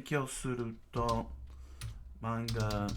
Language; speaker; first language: Japanese; non-native, learner; English